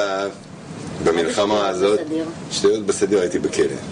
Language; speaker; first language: Hebrew; non-native, fluent; Russian